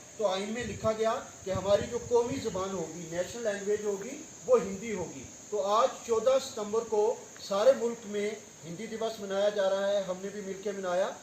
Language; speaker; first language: Hindi; non-native, local second language; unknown